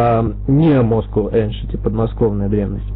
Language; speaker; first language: Russian; native; Russian